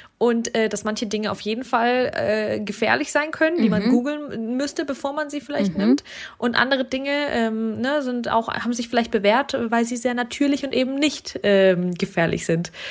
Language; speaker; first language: German; early bilingual, other home language; Russian